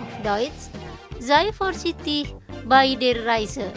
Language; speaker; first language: German; non-native, fluent; Indonesian